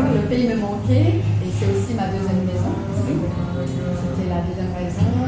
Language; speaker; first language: French; early bilingual, other home language; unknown